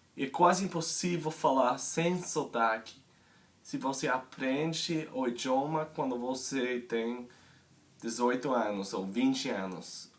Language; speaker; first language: Portuguese; non-native, fluent; English